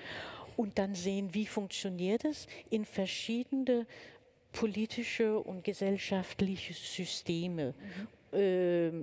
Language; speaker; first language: German; non-native, fluent; Danish